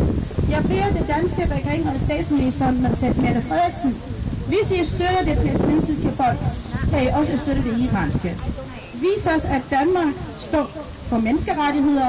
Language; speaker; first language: Danish; non-native, fluent; Persian